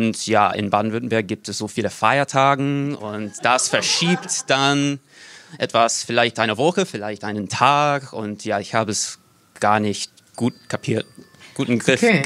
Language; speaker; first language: German; non-native, fluent; English